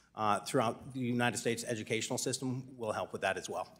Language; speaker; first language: English; native; English